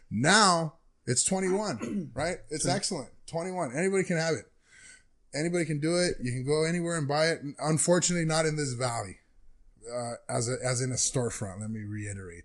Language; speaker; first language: English; early bilingual, other home language; Spanish